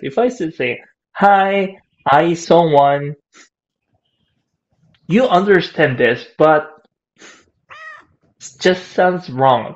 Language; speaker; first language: English; non-native, fluent; Korean